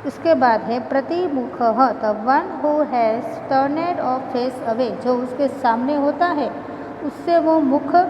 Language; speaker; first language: Hindi; non-native, local second language; Gujarati